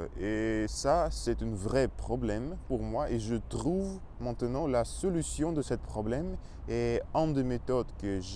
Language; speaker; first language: French; non-native, learner; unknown